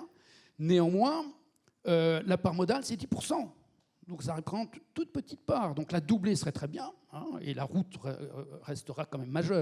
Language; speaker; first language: French; native; French